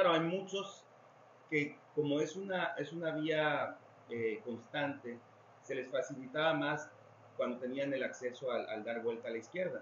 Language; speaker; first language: Spanish; native; Spanish